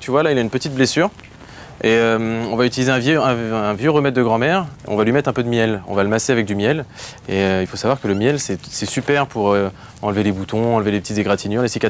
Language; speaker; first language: French; native; French